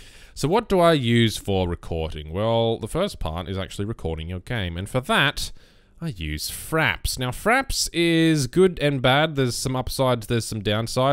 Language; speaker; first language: English; native; English